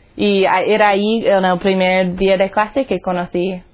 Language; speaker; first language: Spanish; non-native, fluent; English